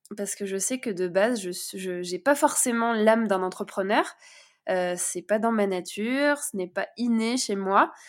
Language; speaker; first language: French; native; French